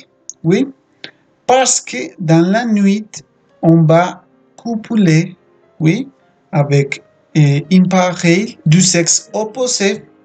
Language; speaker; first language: French; non-native, fluent; Spanish